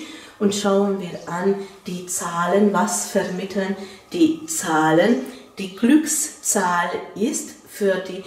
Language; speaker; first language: German; non-native, fluent; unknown